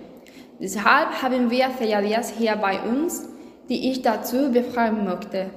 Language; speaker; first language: German; non-native, fluent; Spanish